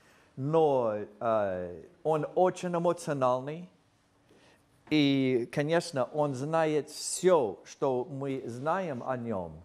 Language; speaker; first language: Russian; non-native, fluent; English